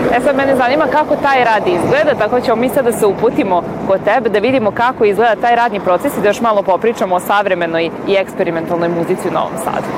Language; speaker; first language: Serbian; native; Serbian